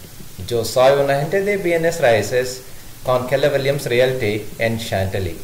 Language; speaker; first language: Spanish; non-native, learner; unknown